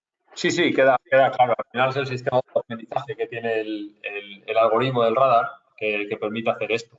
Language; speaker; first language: Spanish; native; Spanish